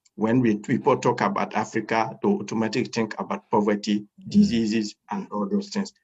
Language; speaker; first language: English; non-native, fluent; French